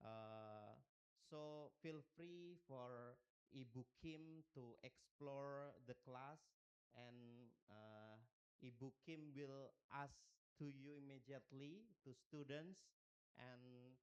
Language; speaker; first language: English; non-native, local second language; Indonesian